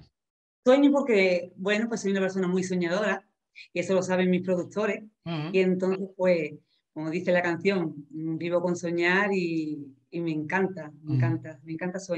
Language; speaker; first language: Spanish; native; Spanish